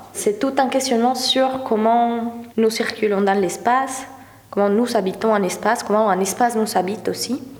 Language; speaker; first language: French; non-native, fluent; Spanish